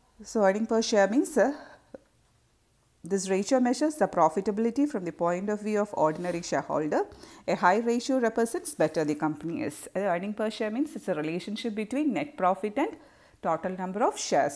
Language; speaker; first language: English; non-native, local second language; Malayalam